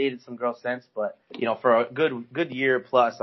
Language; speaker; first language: English; native; English